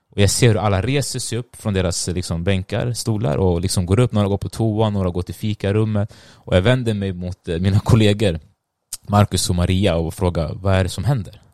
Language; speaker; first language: Swedish; early bilingual, other home language; Tigrinya